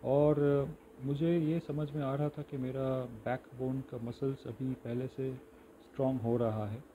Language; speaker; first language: Hindi; non-native, local second language; Bangla